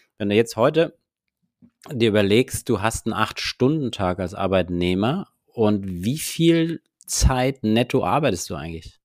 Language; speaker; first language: German; native; German